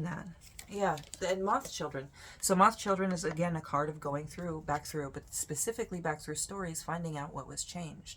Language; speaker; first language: English; native; English